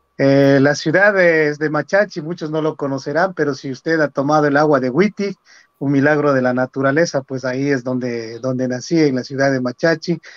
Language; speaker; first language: Spanish; native; Spanish